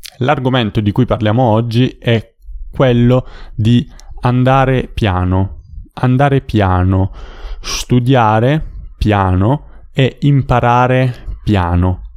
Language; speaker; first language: Italian; native; Italian